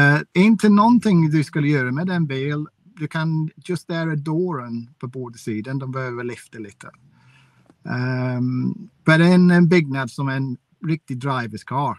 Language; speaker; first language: Swedish; non-native, fluent; English